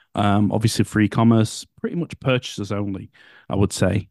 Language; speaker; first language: English; native; English